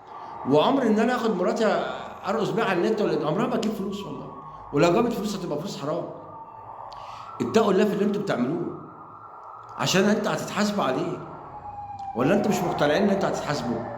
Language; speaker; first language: Arabic; native; Arabic